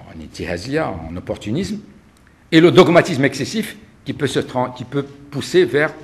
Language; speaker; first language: French; non-native, local second language; Arabic